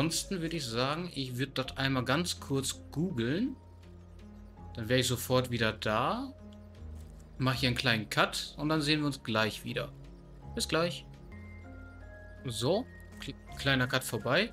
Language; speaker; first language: German; native; German